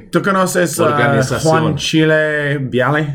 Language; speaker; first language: Spanish; non-native, learner; English